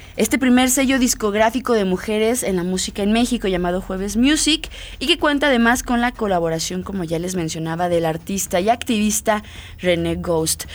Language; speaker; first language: Spanish; native; Spanish